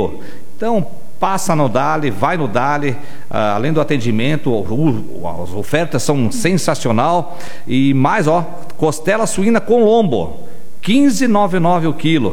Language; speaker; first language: Portuguese; native; Portuguese